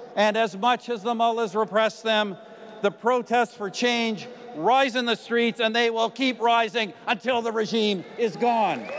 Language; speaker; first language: English; native; English